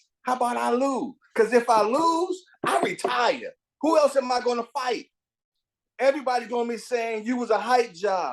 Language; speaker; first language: English; native; English